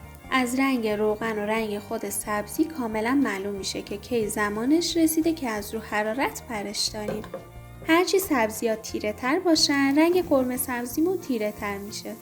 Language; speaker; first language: Persian; native; Persian